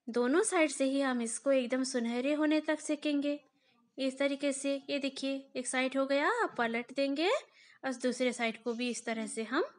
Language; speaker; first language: Hindi; non-native, local second language; Bangla